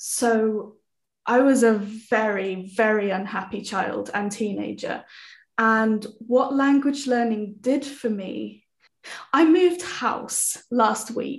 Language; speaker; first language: English; native; English